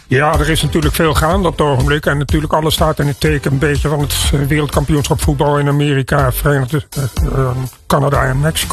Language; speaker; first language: Dutch; native; Dutch